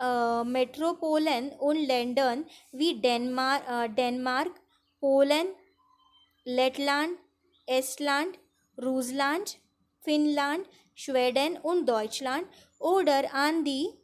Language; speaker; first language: German; non-native, fluent; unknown